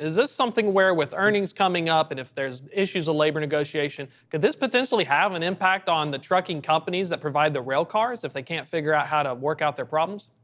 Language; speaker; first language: English; native; English